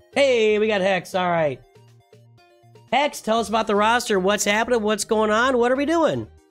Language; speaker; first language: English; native; English